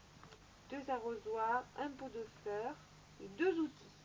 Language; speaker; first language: French; native; French